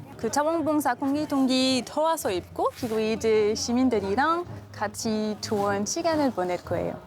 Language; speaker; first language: Korean; non-native, learner; French